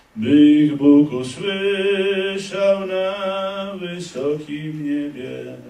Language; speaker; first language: Polish; native; Polish